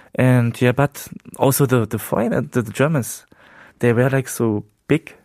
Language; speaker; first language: English; early bilingual, heritage; Korean